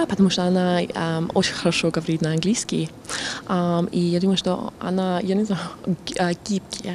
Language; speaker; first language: Russian; non-native, fluent; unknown